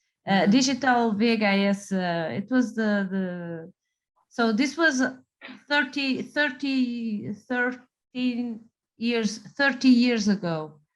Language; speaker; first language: English; non-native, fluent; Portuguese